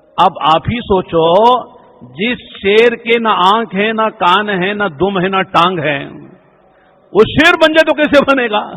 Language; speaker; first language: Urdu; native; Urdu